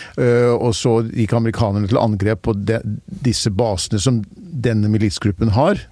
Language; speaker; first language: Norwegian; native; Norwegian